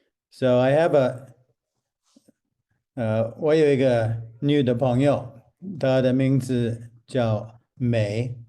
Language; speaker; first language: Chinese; non-native, fluent; English